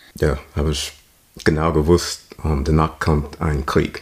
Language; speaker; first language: German; non-native, learner; English